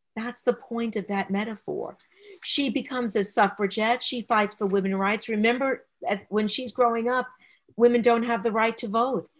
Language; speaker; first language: English; native; English